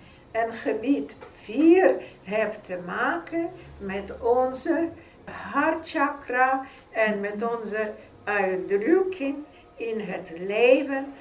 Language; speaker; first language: Dutch; non-native, fluent; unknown